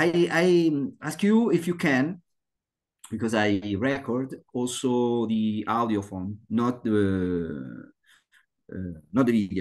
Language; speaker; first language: English; non-native, learner; Italian